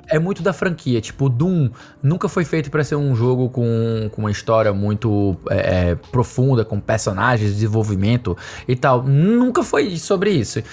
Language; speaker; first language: Portuguese; native; Portuguese